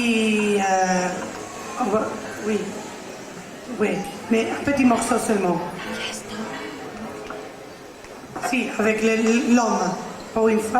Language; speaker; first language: French; non-native, learner; Spanish